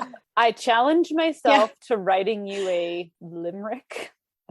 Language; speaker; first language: English; native; English